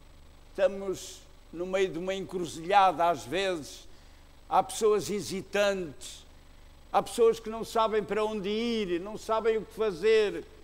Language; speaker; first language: Portuguese; native; Portuguese